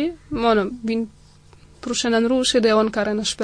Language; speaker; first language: Catalan; non-native, fluent; Russian